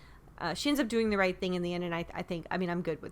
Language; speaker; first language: English; native; English